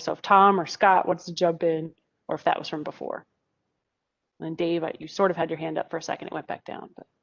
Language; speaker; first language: English; native; English